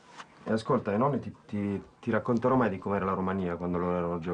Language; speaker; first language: Italian; native; Italian